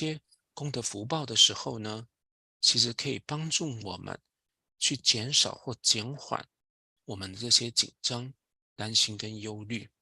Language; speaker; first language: Chinese; native; Chinese